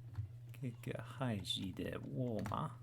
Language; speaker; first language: Chinese; non-native, learner; English